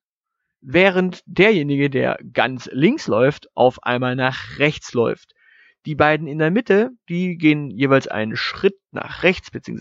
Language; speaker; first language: German; native; German